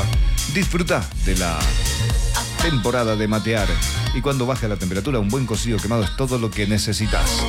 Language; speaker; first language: Spanish; native; Spanish